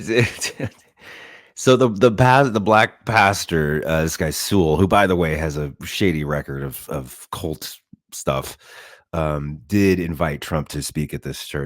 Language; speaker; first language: English; native; English